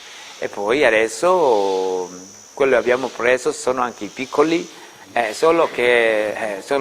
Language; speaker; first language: Italian; non-native, fluent; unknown